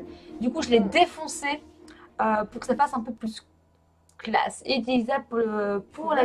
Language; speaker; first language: French; native; French